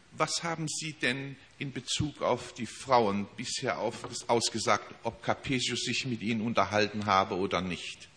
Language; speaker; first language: German; native; German